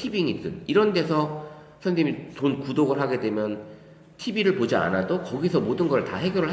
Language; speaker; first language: Korean; native; Korean